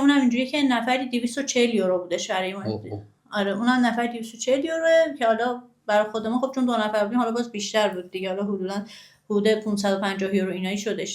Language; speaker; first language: Persian; native; Persian